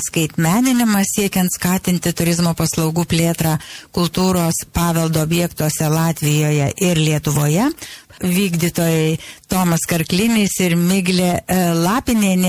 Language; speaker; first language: Lithuanian; native; Lithuanian